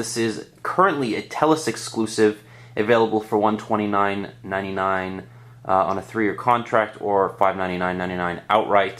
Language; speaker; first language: English; native; English